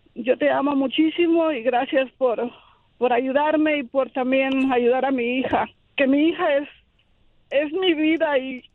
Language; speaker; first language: Spanish; native; Spanish